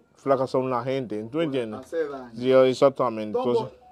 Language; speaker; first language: Spanish; non-native, fluent; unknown